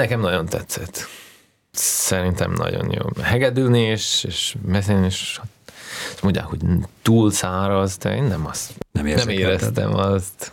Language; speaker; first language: Hungarian; early bilingual, heritage; Russian